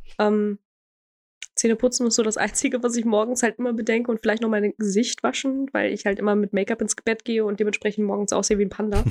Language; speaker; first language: German; early bilingual, other home language; Croatian